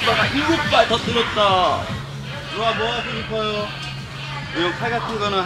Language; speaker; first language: Korean; native; Korean